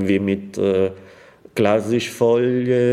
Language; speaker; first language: German; non-native, fluent; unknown